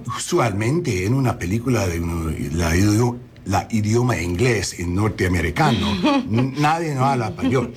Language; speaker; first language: Spanish; early bilingual, heritage; English